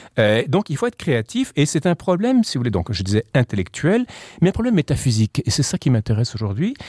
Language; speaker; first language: French; native; French